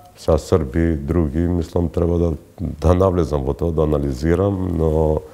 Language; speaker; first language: Macedonian; non-native, local second language; Albanian